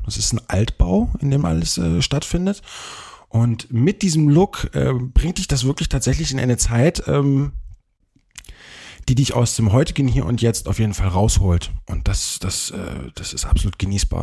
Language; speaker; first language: German; native; German